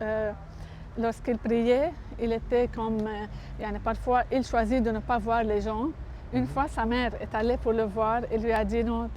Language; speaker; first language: French; non-native, local second language; Arabic